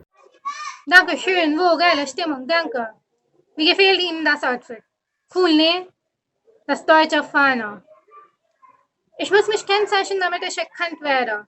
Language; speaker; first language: German; early bilingual, other home language; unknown